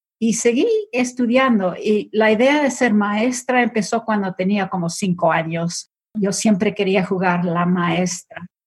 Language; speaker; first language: Spanish; early bilingual, other home language; English